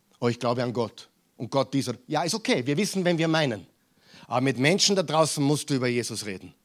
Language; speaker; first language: German; non-native, fluent; English